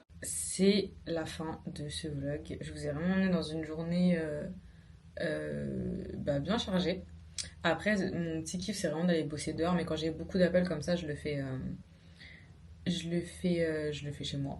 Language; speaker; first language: French; native; French